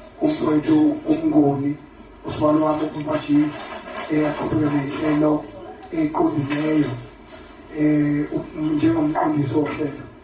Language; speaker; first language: Zulu; native; Zulu